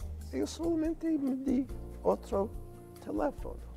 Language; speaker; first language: Spanish; non-native, learner; English